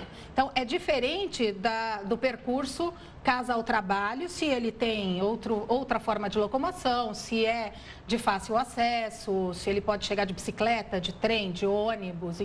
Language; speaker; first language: Portuguese; native; Portuguese